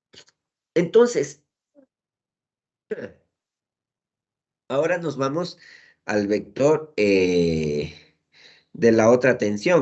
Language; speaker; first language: Spanish; native; Spanish